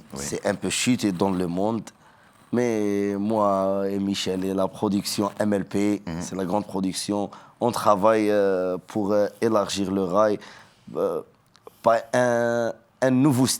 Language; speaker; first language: French; non-native, learner; Arabic